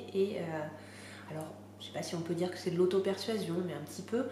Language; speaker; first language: French; native; French